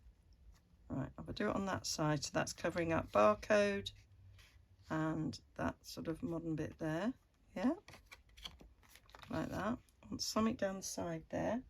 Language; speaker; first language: English; native; English